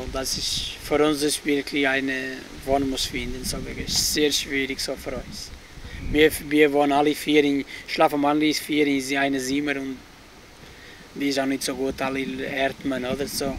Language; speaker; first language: German; non-native, learner; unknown